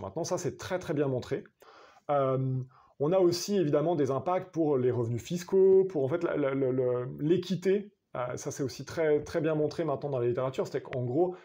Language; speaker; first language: French; native; French